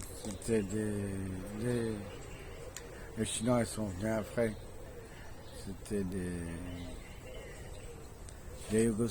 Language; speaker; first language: French; early bilingual, other home language; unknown